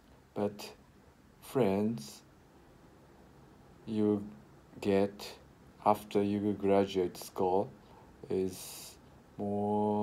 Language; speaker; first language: English; non-native, learner; Japanese